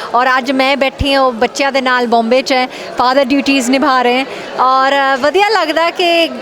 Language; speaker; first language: Punjabi; early bilingual, heritage; Punjabi